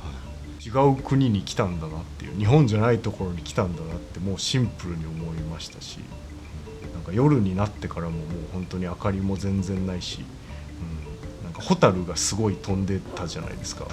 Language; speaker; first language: Japanese; native; Japanese